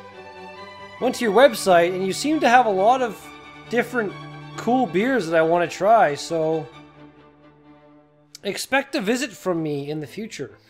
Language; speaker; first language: English; native; English